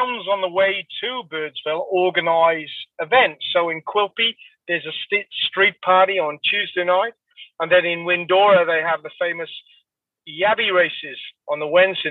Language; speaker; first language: English; native; English